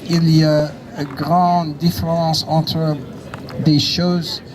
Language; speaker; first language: French; non-native, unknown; English